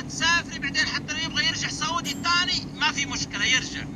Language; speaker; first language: Arabic; native; Arabic